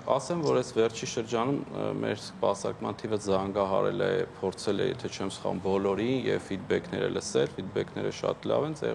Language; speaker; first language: Armenian; native; Armenian